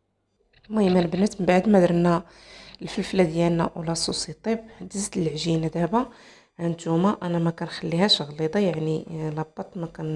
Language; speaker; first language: Arabic; native; Arabic